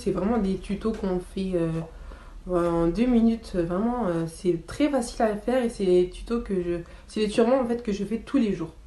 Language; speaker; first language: French; early bilingual, other home language; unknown